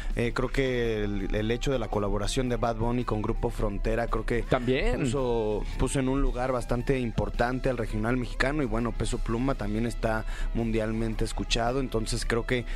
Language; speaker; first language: Spanish; native; Spanish